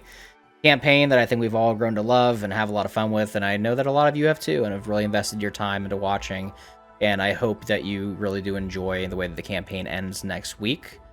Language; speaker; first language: English; native; English